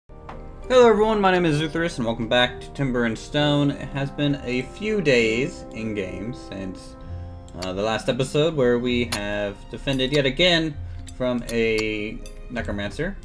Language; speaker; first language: English; native; English